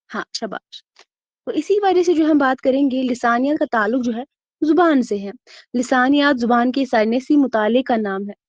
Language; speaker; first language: Urdu; non-native, local second language; Kashmiri